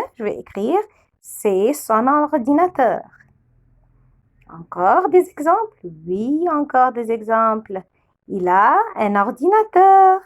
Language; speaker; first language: French; non-native, fluent; Arabic